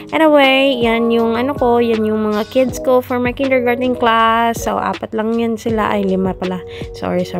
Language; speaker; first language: Filipino; non-native, local second language; Cebuano